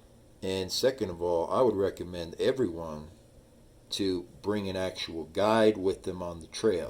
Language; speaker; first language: English; native; English